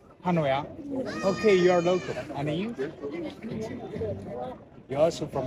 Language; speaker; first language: English; non-native, learner; Chinese